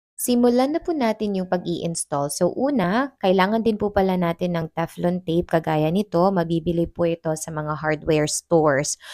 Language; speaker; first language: Filipino; non-native, local second language; Cebuano